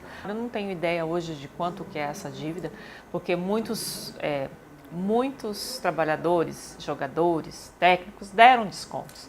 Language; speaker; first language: Portuguese; native; Portuguese